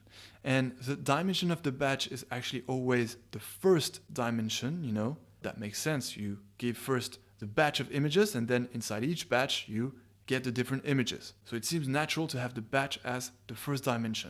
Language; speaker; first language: English; non-native, fluent; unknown